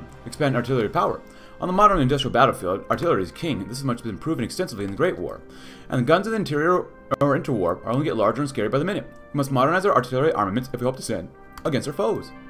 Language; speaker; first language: English; native; English